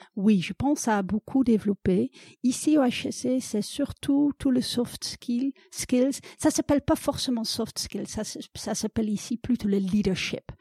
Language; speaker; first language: French; non-native, fluent; Dutch